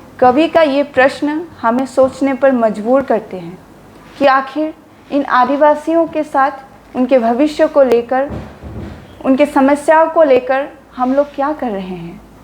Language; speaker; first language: Hindi; non-native, local second language; Assamese